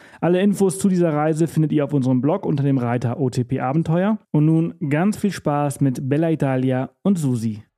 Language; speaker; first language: German; native; German